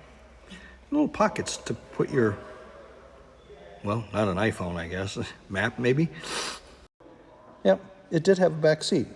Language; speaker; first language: English; native; English